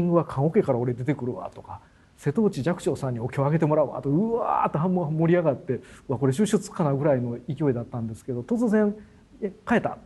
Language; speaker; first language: Japanese; native; Japanese